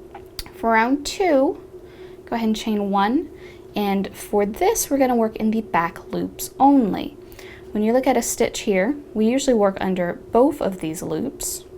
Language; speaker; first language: English; native; English